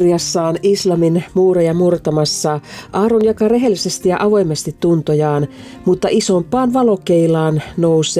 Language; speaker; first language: Finnish; native; Finnish